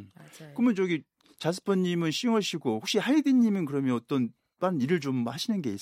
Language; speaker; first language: Korean; native; Korean